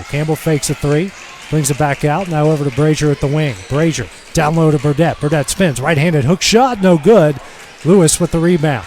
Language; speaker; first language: English; native; English